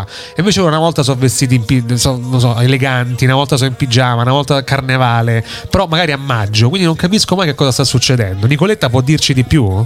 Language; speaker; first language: Italian; native; Italian